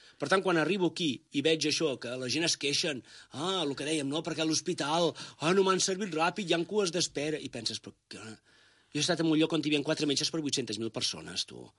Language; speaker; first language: Catalan; native; Catalan